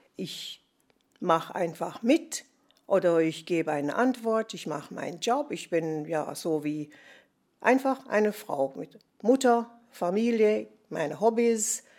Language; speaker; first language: German; non-native, fluent; English